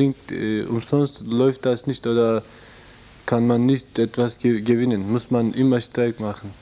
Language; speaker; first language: German; non-native, learner; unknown